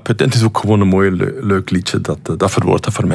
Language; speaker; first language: Dutch; native; Dutch